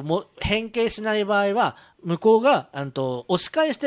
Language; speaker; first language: Japanese; native; Japanese